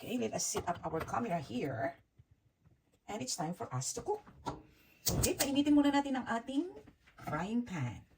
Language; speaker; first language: English; non-native, local second language; Filipino